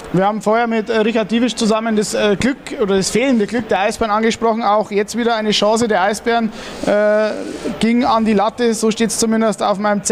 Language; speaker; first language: German; native; German